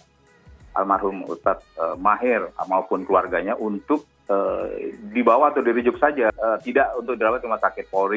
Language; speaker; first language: Indonesian; native; Indonesian